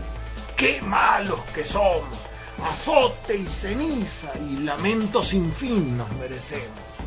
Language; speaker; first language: Spanish; native; Spanish